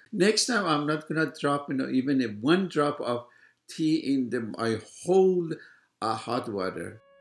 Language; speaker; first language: English; non-native, fluent; Persian